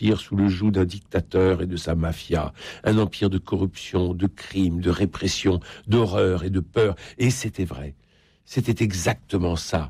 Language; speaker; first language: French; native; French